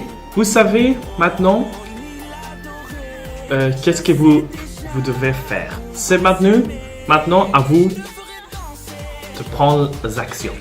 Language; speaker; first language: French; non-native, local second language; Persian